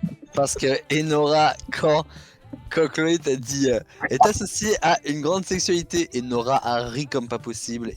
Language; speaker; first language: French; native; French